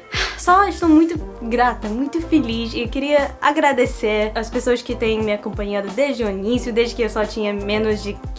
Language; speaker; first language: Portuguese; non-native, fluent; English